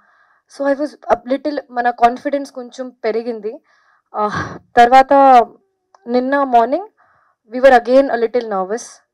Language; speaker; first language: Telugu; non-native, fluent; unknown